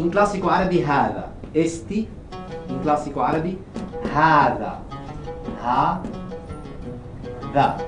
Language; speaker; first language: Portuguese; non-native, learner; Arabic